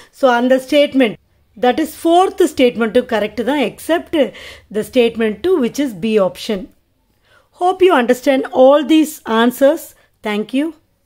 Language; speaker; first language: English; non-native, local second language; Tamil